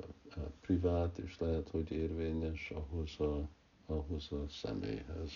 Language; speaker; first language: Hungarian; early bilingual, heritage; Hungarian